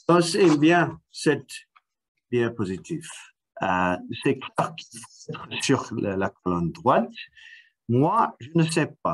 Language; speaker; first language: French; non-native, fluent; English